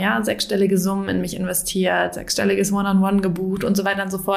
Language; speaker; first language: German; native; German